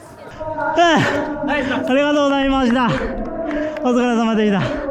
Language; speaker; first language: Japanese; non-native, learner; Chinese